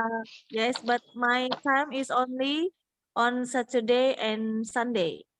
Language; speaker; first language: English; non-native, learner; Indonesian